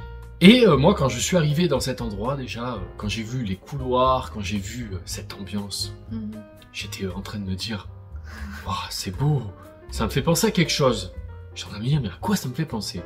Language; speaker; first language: French; native; French